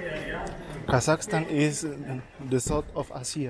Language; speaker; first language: English; non-native, learner; Indonesian